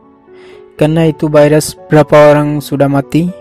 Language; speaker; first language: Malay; non-native, learner; Bangla